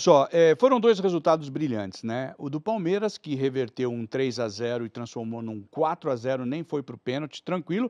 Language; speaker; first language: Portuguese; native; Portuguese